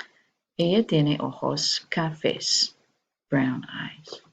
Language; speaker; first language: Spanish; non-native, fluent; English